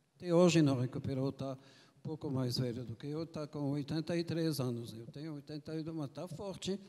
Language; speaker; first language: Portuguese; non-native, fluent; French